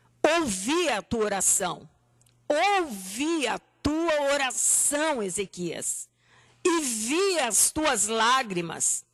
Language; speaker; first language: Portuguese; native; Portuguese